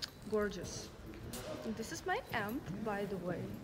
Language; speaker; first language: English; non-native, fluent; Ukrainian